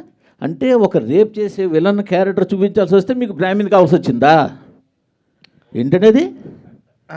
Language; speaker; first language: Telugu; native; Telugu